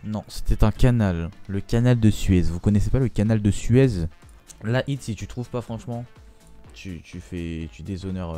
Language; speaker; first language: French; native; French